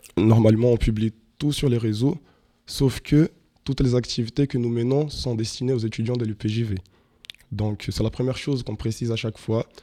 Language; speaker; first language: French; non-native, fluent; Portuguese